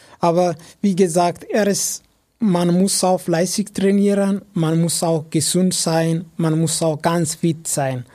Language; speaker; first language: German; non-native, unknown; Amharic